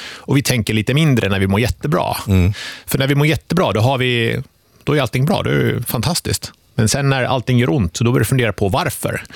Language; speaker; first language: Swedish; native; Swedish